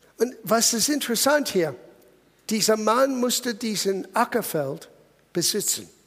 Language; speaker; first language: German; non-native, fluent; English